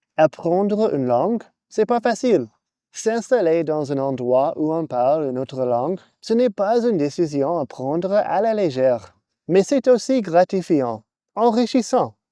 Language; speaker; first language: French; non-native, fluent; English